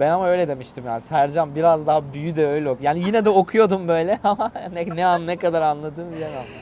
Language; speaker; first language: Turkish; native; Turkish